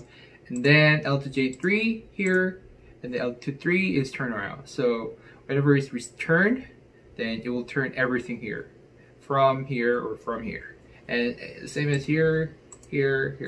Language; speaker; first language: English; non-native, fluent; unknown